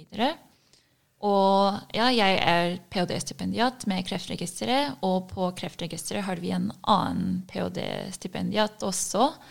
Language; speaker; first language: Norwegian; non-native, fluent; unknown